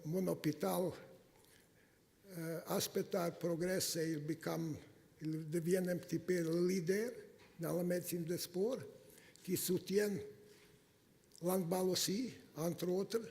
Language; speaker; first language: French; non-native, fluent; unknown